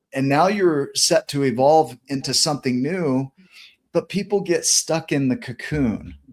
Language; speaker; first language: English; native; English